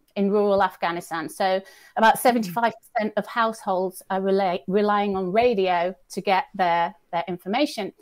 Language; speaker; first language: English; native; English